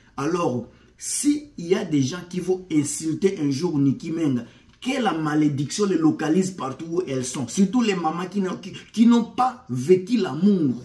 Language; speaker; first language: French; non-native, local second language; Lingala